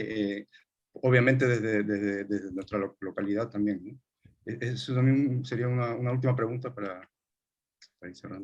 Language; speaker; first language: Spanish; native; Spanish